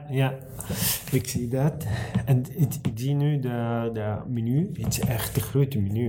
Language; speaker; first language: Dutch; non-native, learner; Arabic